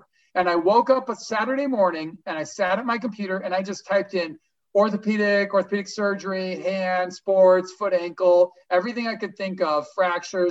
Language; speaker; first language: English; native; English